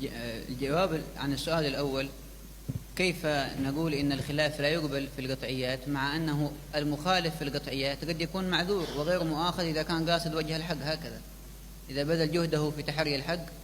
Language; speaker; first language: Arabic; native; Arabic